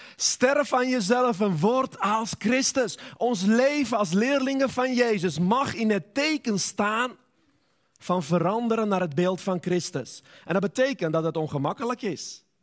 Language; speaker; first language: Dutch; non-native, fluent; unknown